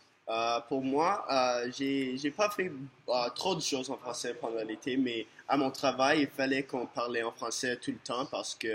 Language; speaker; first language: French; non-native, local second language; English